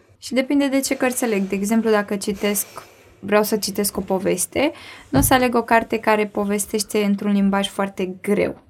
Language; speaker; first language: Romanian; native; Romanian